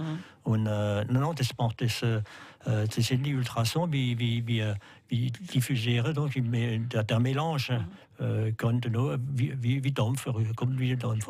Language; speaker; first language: German; non-native, learner; French